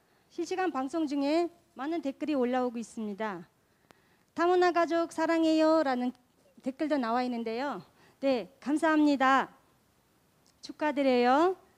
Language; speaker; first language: Korean; non-native, fluent; Kazakh